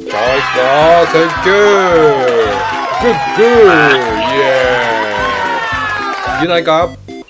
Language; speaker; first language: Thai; non-native, learner; Japanese